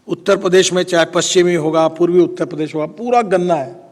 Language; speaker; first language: Hindi; non-native, local second language; Marathi